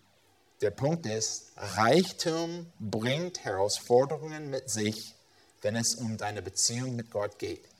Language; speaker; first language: German; non-native, fluent; English